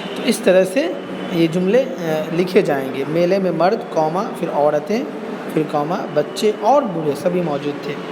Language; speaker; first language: Urdu; native; Urdu